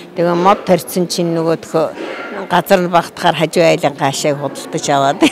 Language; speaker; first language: Mongolian; native; Mongolian